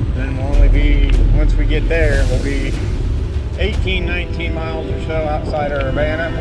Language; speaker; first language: English; native; English